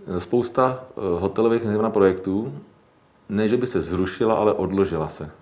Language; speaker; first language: Czech; native; Czech